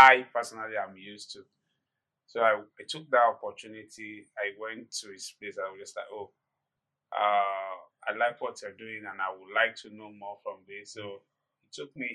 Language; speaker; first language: English; non-native, local second language; Yoruba